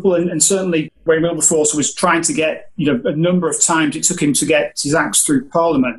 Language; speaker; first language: English; native; English